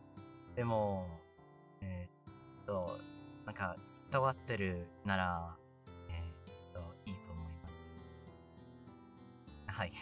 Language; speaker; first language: Japanese; non-native, learner; English